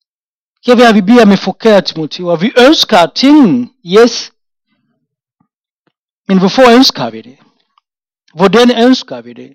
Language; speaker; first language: Danish; non-native, fluent; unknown